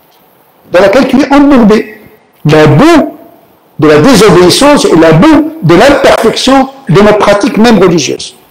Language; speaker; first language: French; native; French